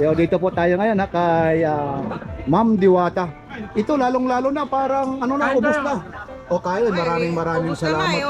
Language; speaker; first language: Filipino; non-native, local second language; Waray